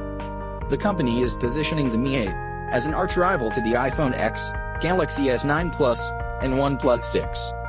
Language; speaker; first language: English; non-native, local second language; Odia